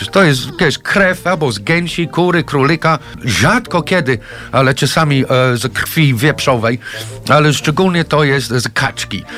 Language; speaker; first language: Polish; non-native, fluent; English